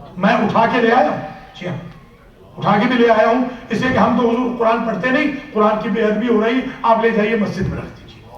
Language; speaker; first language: Urdu; non-native, local second language; Punjabi